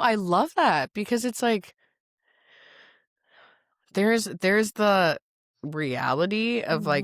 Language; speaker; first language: English; native; English